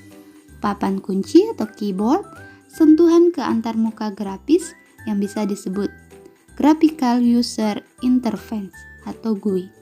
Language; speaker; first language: Indonesian; native; Indonesian